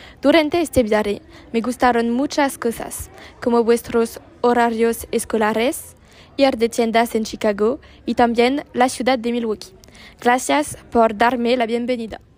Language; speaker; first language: Spanish; non-native, learner; French